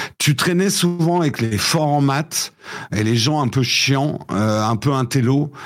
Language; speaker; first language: French; early bilingual, other home language; English